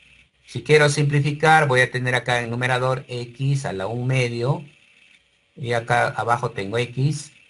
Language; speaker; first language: Spanish; native; Spanish